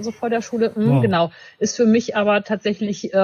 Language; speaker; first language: German; native; German